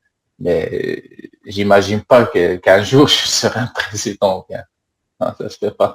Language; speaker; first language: French; non-native, learner; Arabic